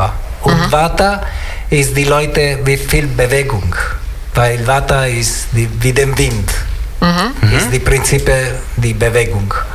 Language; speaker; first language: German; non-native, learner; Italian